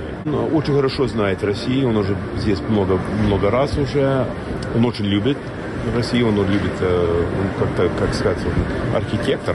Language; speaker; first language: Russian; non-native, fluent; English